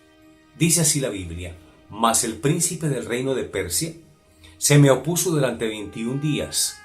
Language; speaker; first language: Spanish; native; Spanish